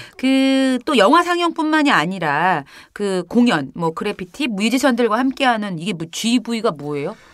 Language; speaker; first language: Korean; native; Korean